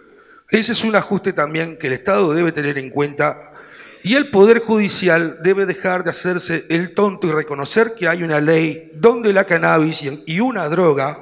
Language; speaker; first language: Spanish; native; Spanish